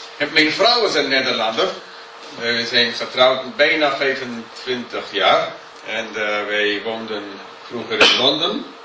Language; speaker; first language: Dutch; non-native, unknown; English